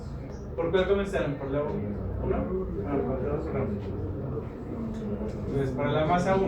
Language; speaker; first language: Spanish; native; Spanish